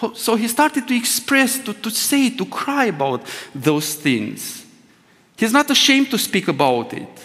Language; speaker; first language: English; non-native, fluent; Romanian